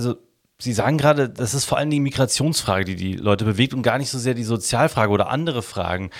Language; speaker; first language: German; native; German